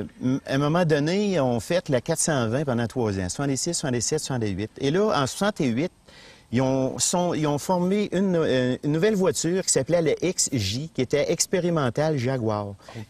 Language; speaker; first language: French; native; French